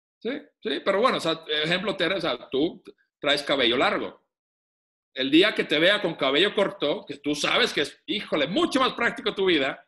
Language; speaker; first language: Spanish; non-native, fluent; Finnish